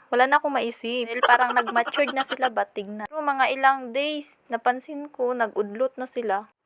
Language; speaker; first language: Filipino; non-native, local second language; Cebuano